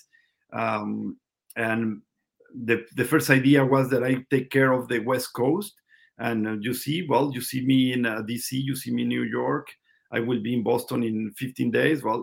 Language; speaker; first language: English; non-native, learner; Spanish